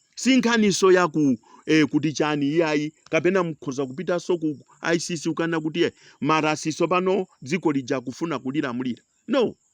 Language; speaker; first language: Nyanja; non-native, local second language; Tumbuka